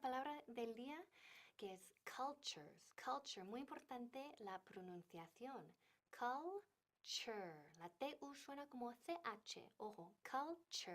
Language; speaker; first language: Spanish; non-native, fluent; English